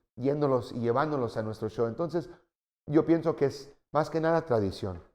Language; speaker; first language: Spanish; early bilingual, heritage; Spanish